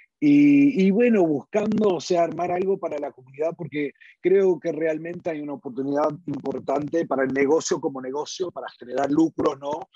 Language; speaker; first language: Spanish; early bilingual, heritage; Spanish